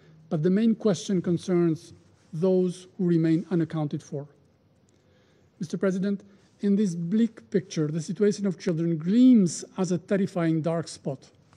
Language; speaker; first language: English; non-native, fluent; Albanian